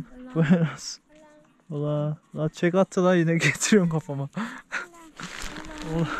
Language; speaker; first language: Turkish; native; Turkish